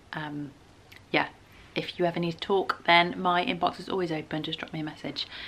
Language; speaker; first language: English; native; English